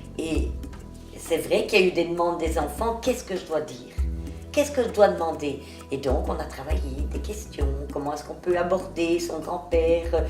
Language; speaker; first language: French; native; French